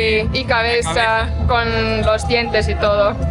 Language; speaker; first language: Spanish; non-native, fluent; Portuguese